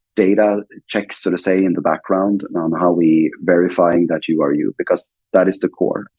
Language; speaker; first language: English; non-native, fluent; Swedish